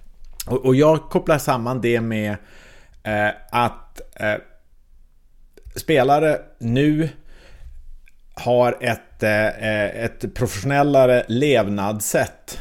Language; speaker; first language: Swedish; native; Swedish